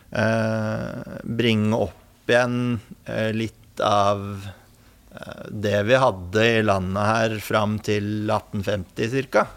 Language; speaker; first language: Norwegian; native; Norwegian